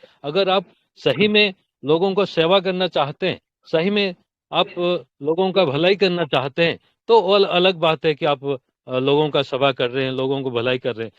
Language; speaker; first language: Hindi; non-native, local second language; Odia